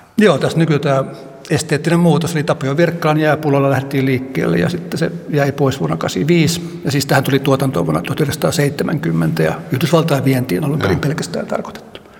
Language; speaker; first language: Finnish; native; Finnish